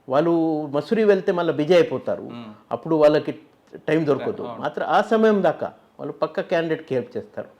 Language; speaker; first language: Telugu; non-native, fluent; Marathi